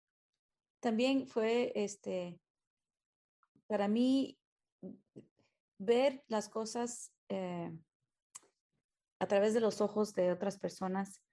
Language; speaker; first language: Spanish; early bilingual, heritage; Spanish